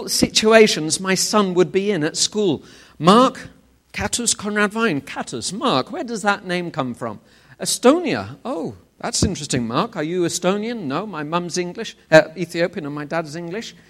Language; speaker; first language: English; native; English